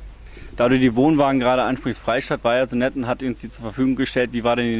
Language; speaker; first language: German; native; German